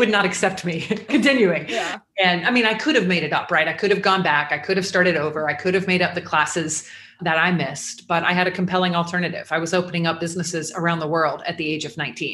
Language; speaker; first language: English; native; English